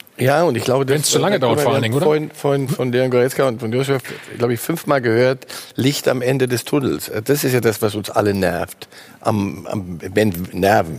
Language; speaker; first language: German; native; German